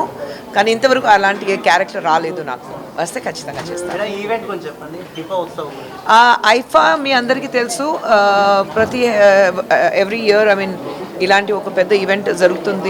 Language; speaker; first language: Telugu; non-native, learner; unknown